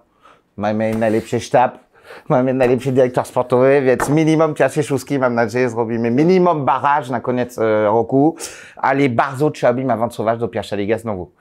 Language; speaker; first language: Polish; non-native, learner; French